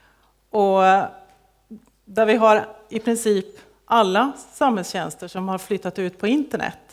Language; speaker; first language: Swedish; native; Swedish